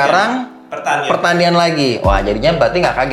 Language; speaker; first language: Indonesian; native; Indonesian